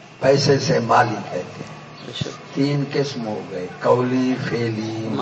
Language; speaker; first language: Urdu; non-native, local second language; Punjabi